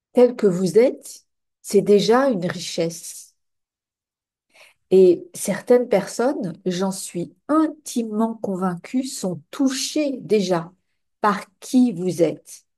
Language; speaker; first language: French; native; French